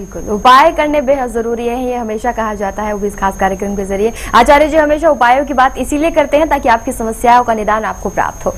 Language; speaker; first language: Hindi; native; Hindi